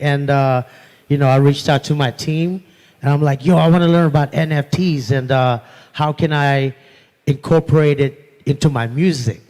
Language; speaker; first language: English; non-native, local second language; Pampanga